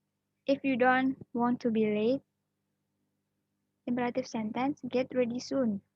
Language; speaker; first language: English; non-native, learner; Indonesian